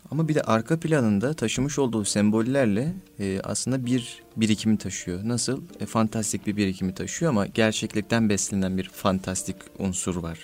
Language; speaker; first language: Turkish; native; Turkish